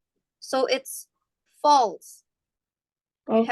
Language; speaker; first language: English; non-native, fluent; Indonesian